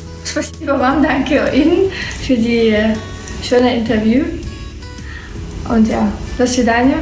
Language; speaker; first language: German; non-native, fluent; Russian